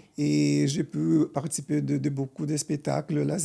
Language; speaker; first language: French; non-native, fluent; Portuguese